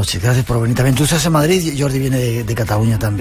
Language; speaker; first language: Spanish; native; Spanish